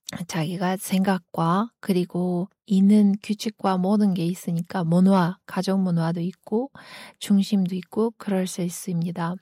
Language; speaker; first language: Korean; non-native, learner; Kyrgyz